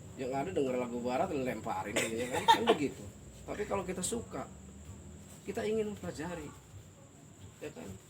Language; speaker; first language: Indonesian; non-native, local second language; Sundanese